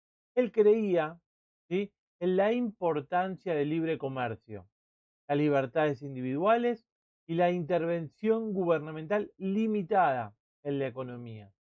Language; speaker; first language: Spanish; native; Spanish